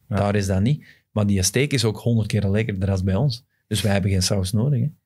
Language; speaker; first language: Dutch; native; Dutch